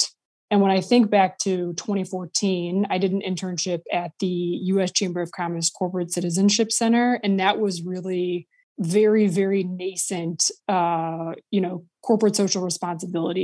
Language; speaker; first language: English; native; English